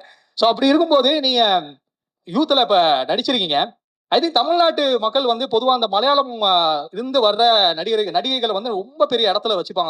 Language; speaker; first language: Tamil; native; Tamil